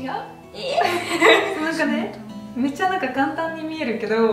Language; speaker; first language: Japanese; non-native, fluent; Russian